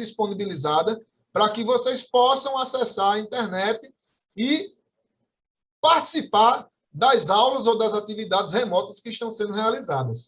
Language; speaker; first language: Portuguese; native; Portuguese